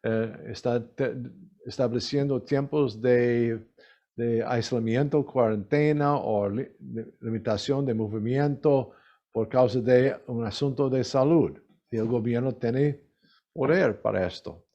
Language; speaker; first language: Spanish; non-native, learner; English